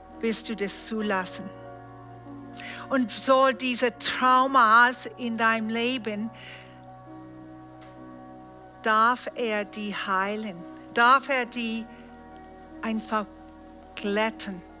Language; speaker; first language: German; non-native, fluent; English